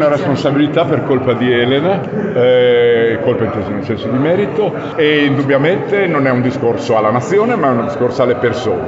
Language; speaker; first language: Italian; native; Italian